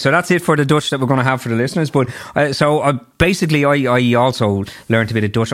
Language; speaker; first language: English; native; English